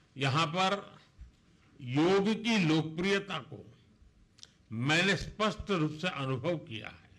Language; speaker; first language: Hindi; non-native, local second language; Gujarati